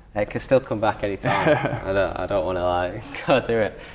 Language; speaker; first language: English; native; English